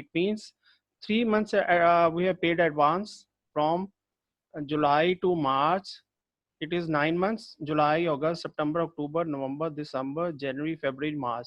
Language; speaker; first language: English; non-native, local second language; Hindi